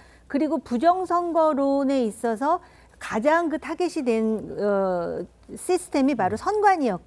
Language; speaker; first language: Korean; native; Korean